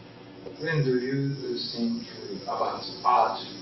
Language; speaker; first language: English; non-native, learner; Japanese